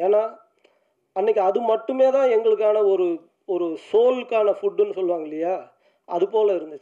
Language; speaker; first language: Tamil; native; Tamil